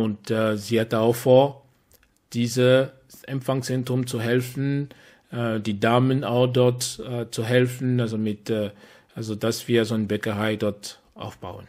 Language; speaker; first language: German; non-native, fluent; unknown